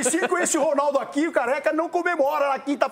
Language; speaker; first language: Portuguese; native; Portuguese